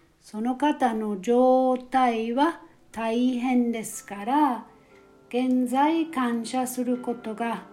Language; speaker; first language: Japanese; non-native, fluent; German